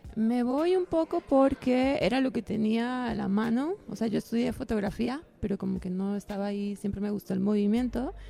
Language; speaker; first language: Spanish; native; Spanish